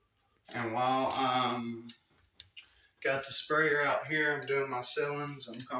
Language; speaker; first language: English; native; English